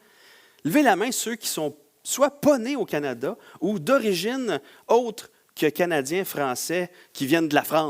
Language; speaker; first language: French; native; French